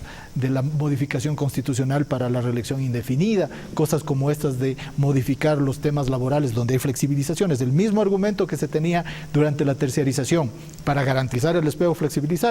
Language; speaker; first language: Spanish; native; Spanish